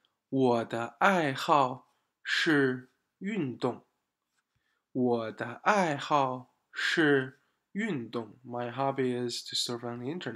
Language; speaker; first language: Chinese; non-native, fluent; English